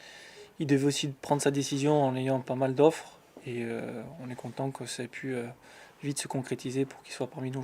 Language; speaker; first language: French; native; French